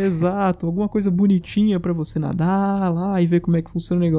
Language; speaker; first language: Portuguese; native; Portuguese